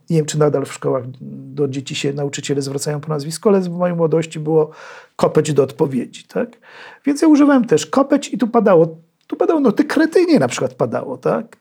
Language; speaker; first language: Polish; native; Polish